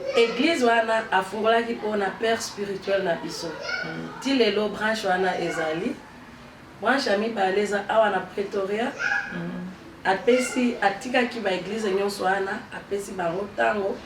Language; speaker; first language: Lingala; native; Lingala